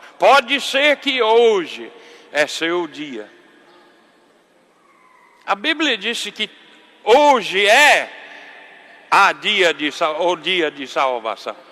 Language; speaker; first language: Portuguese; non-native, fluent; English